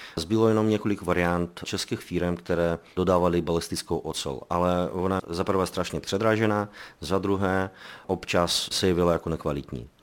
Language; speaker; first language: Czech; non-native, fluent; Belarusian